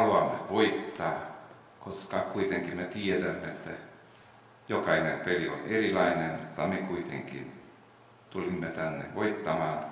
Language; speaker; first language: Finnish; non-native, fluent; Romanian